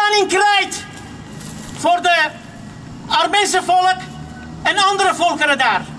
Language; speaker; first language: Dutch; non-native, fluent; Armenian